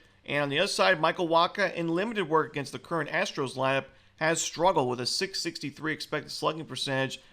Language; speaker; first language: English; native; English